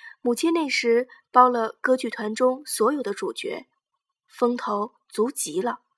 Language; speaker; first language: Chinese; native; Chinese